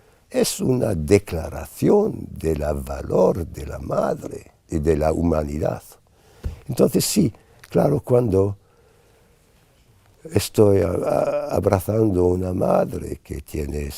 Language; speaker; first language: Spanish; non-native, fluent; English